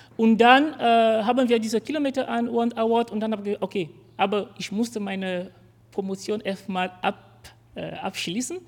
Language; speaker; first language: German; non-native, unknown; French